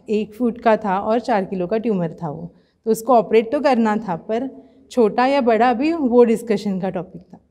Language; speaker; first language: Hindi; non-native, local second language; Marathi